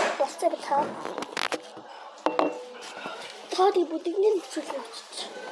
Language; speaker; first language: Korean; non-native, learner; Mongolian